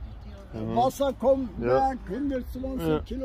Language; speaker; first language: German; non-native, learner; Turkish